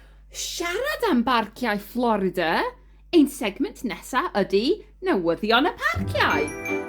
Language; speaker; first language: Welsh; non-native, learner; English